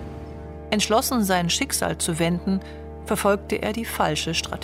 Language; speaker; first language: German; native; German